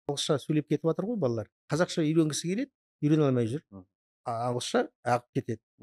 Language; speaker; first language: Kazakh; non-native, local second language; Russian